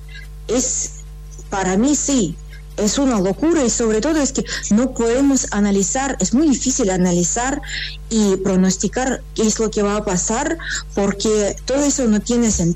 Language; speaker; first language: Spanish; non-native, fluent; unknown